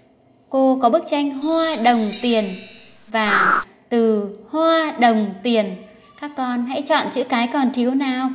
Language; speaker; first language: Vietnamese; native; Vietnamese